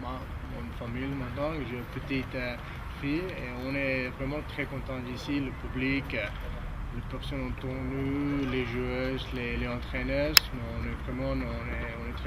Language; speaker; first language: French; non-native, learner; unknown